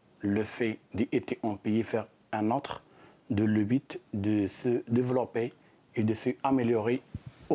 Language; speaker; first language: French; non-native, learner; Arabic